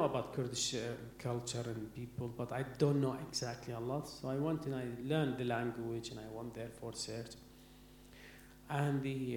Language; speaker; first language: English; non-native, learner; Arabic